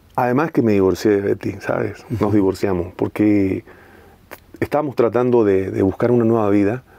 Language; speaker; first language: Spanish; native; Spanish